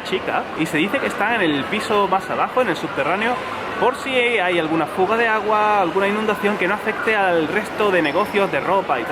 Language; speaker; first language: Spanish; native; Spanish